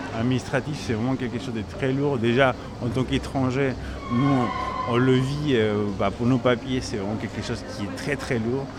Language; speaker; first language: French; non-native, fluent; Spanish